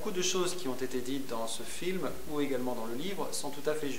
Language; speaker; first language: French; native; French